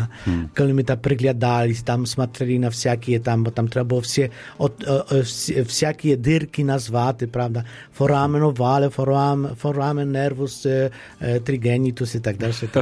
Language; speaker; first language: Polish; non-native, fluent; Ukrainian